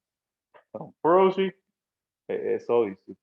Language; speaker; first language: Portuguese; non-native, fluent; English